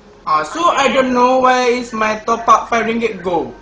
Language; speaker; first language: English; non-native, learner; Malay